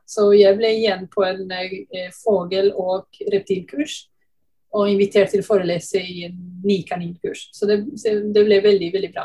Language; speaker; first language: Norwegian; non-native, fluent; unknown